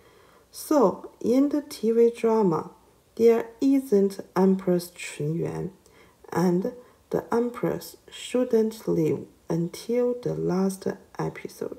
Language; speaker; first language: English; non-native, learner; Chinese